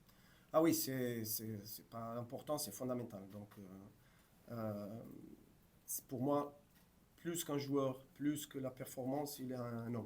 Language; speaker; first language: French; non-native, fluent; Portuguese